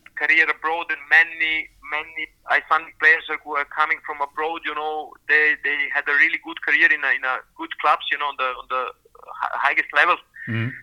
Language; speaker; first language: English; non-native, fluent; Serbian